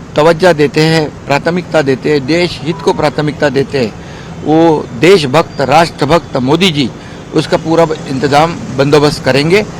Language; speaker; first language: Hindi; non-native, local second language; Marathi